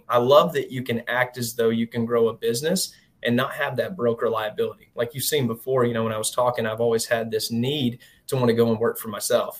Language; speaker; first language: English; native; English